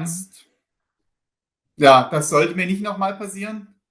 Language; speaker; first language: German; native; German